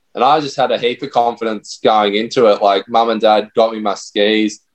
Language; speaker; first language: English; native; English